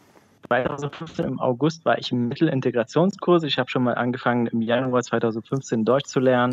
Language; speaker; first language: German; non-native, fluent; Arabic